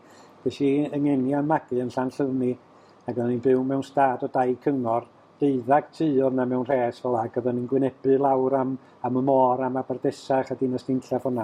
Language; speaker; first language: Welsh; native; Welsh